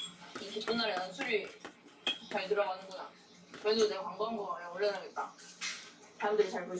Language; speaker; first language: Korean; native; Korean